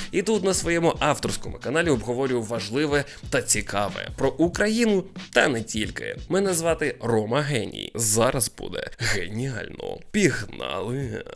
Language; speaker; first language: Ukrainian; native; Ukrainian